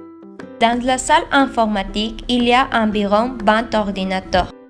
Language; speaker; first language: French; non-native, learner; Spanish